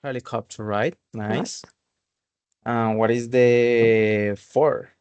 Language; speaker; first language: English; non-native, learner; Spanish